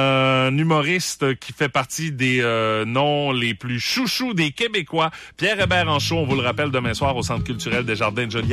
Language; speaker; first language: French; native; French